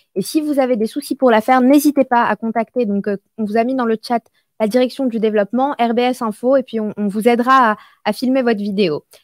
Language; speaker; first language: French; non-native, local second language; Arabic